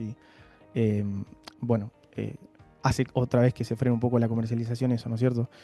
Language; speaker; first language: Spanish; native; Spanish